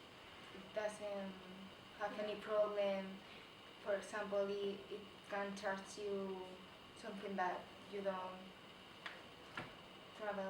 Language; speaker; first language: English; non-native, fluent; Spanish